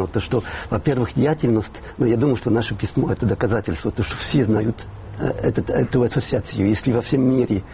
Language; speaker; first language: Russian; non-native, fluent; French